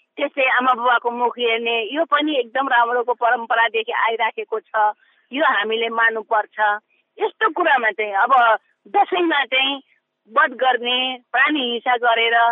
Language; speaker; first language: Nepali; non-native, local second language; Newari